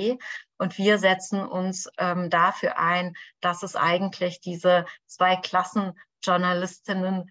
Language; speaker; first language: German; native; German